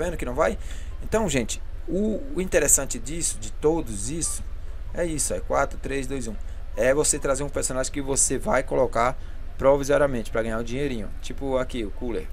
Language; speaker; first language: Portuguese; native; Portuguese